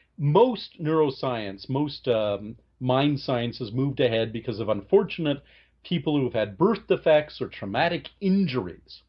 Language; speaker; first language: English; native; English